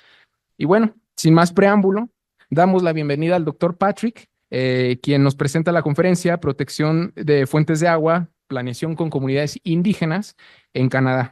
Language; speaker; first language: Spanish; native; Spanish